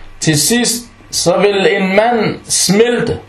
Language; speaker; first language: Danish; non-native, local second language; Arabic